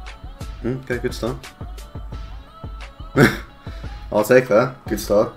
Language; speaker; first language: English; native; English